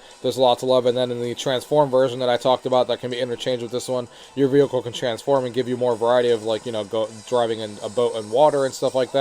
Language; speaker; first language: English; native; English